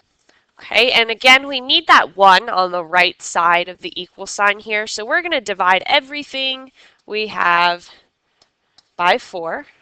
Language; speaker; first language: English; native; English